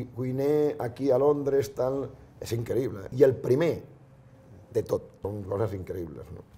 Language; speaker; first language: Spanish; non-native, local second language; Catalan